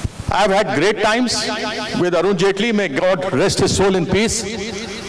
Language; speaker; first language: English; non-native, local second language; Hindi